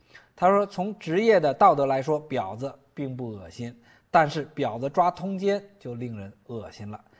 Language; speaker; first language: Chinese; native; Chinese